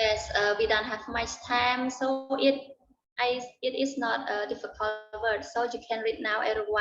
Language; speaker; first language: English; non-native, learner; Khmer